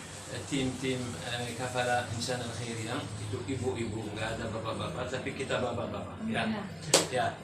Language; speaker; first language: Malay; non-native, fluent; Arabic